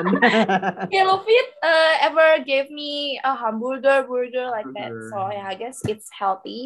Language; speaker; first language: English; non-native, local second language; Indonesian